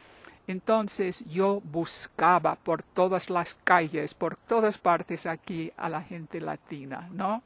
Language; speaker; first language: Spanish; non-native, fluent; English